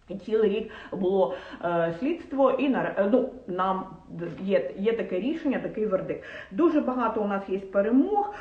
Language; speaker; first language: Ukrainian; non-native, local second language; Russian